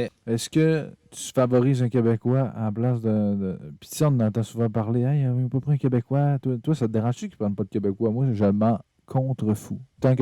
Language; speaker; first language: French; native; French